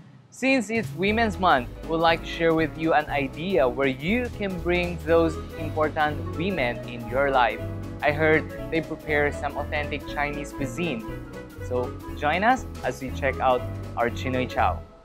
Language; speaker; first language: English; non-native, local second language; Filipino